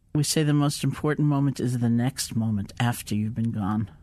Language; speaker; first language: English; native; English